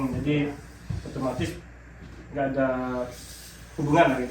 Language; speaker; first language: Indonesian; native; Indonesian